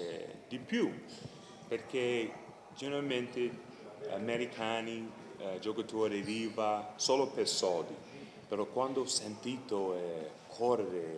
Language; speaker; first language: Italian; non-native, learner; English